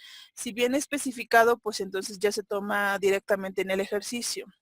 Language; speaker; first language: Spanish; native; Spanish